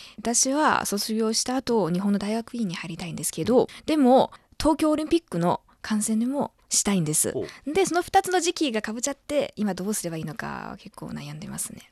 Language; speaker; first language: Japanese; non-native, fluent; Chinese